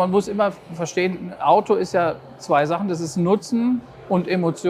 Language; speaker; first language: German; native; German